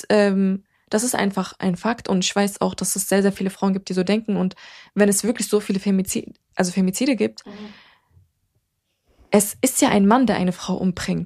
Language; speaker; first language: German; early bilingual, other home language; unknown